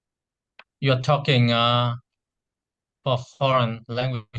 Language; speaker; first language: English; non-native, learner; Vietnamese